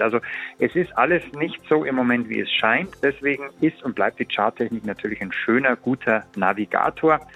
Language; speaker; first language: German; native; German